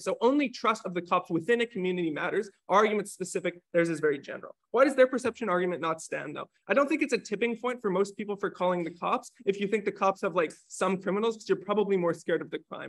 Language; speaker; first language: English; native; English